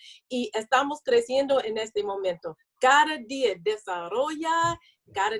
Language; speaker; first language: Spanish; non-native, learner; English